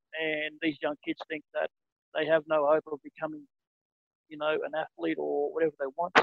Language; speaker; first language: English; native; English